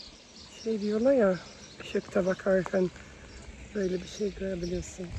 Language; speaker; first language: Turkish; early bilingual, heritage; Turkish